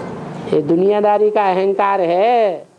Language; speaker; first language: Hindi; native; Hindi